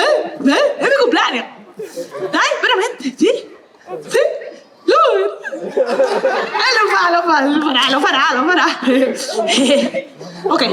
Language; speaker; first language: Italian; non-native, learner; Spanish